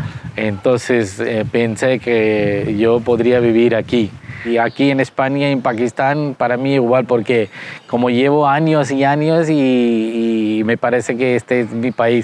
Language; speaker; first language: Spanish; non-native, fluent; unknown